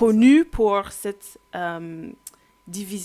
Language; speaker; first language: French; non-native, fluent; English